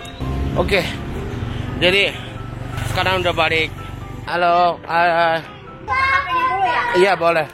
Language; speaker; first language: Indonesian; non-native, learner; Japanese